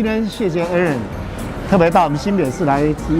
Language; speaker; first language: Chinese; native; Chinese